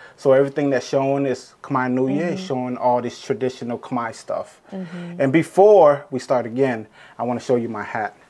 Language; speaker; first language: English; native; English